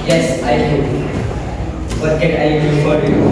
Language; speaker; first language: English; non-native, learner; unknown